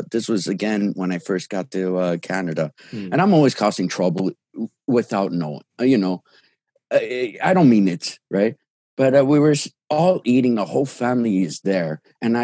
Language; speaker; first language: English; early bilingual, other home language; Portuguese